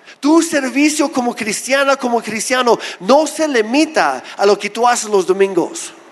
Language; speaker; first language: Spanish; non-native, fluent; English